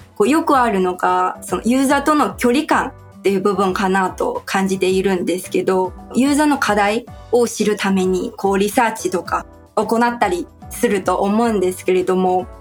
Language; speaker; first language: Japanese; non-native, fluent; Chinese